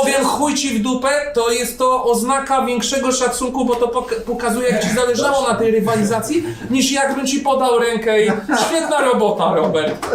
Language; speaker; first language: Polish; native; Polish